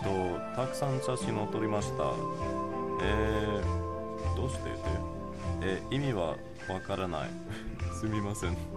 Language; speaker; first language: Japanese; non-native, learner; English